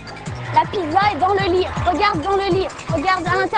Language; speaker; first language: French; non-native, learner; English